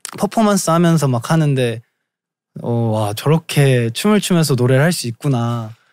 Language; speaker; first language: Korean; native; Korean